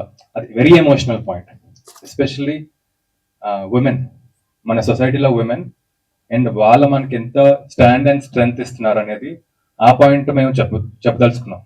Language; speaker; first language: Telugu; native; Telugu